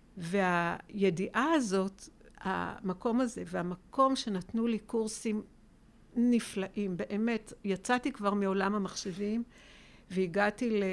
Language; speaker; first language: Hebrew; native; Hebrew